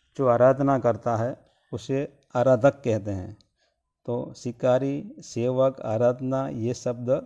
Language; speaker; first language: Hindi; non-native, local second language; Gujarati